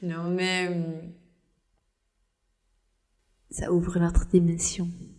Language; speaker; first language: French; non-native, fluent; Norwegian